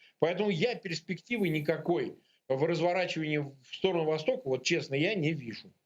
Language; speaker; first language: Russian; native; Russian